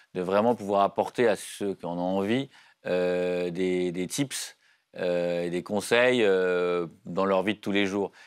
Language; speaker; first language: French; native; French